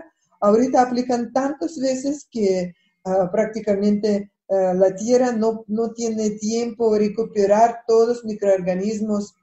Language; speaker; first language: Spanish; non-native, fluent; Russian